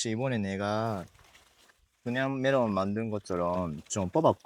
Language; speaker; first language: Korean; non-native, learner; Japanese